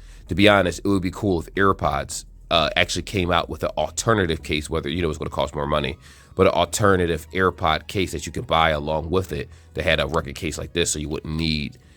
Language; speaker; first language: English; native; English